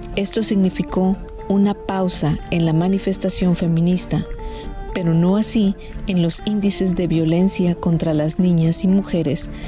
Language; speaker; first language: Spanish; native; Spanish